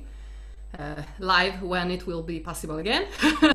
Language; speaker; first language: English; non-native, fluent; Italian